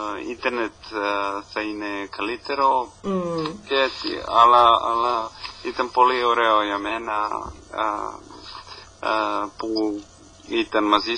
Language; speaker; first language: Greek; non-native, learner; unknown